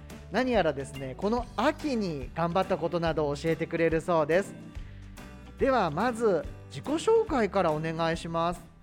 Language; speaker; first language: Japanese; native; Japanese